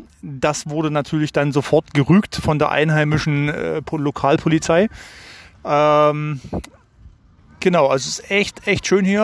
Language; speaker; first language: German; native; German